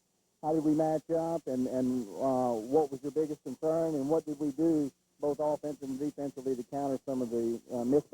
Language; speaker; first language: English; native; English